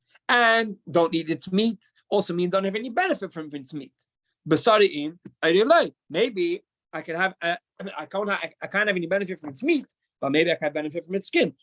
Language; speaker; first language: English; non-native, fluent; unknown